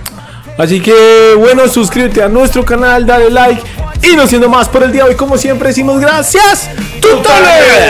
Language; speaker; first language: Spanish; native; Spanish